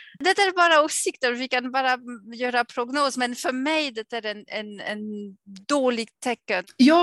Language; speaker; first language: Swedish; non-native, fluent; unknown